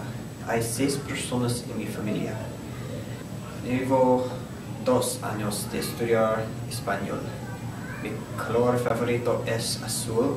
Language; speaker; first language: Spanish; non-native, learner; English